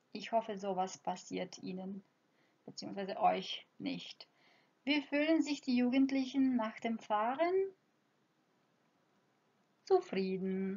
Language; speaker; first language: German; non-native, fluent; Croatian